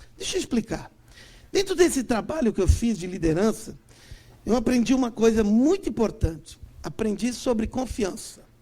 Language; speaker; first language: Portuguese; native; Portuguese